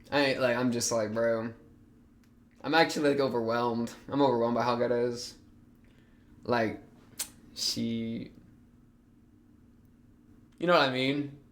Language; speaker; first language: English; native; English